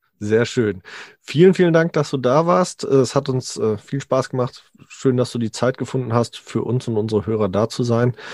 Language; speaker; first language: German; early bilingual, other home language; Italian